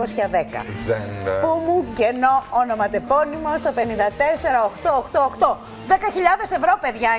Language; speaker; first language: Greek; native; Greek